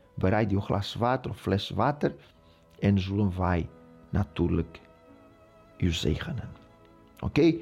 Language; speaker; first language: Dutch; non-native, fluent; Portuguese